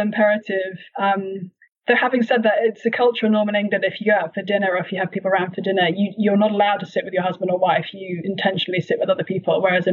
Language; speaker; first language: English; native; English